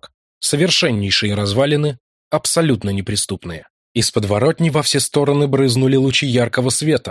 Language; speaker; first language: Russian; native; Russian